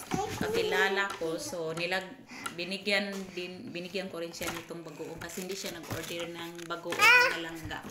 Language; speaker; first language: Filipino; non-native, local second language; Cebuano